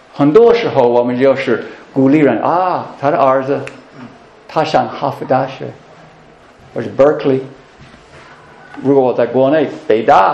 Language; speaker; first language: Chinese; non-native, fluent; English